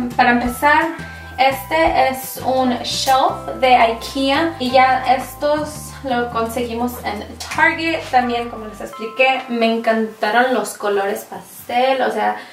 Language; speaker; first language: Spanish; early bilingual, heritage; Spanish